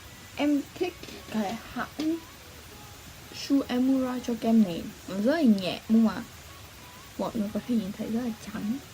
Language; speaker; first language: Vietnamese; early bilingual, heritage; Vietnamese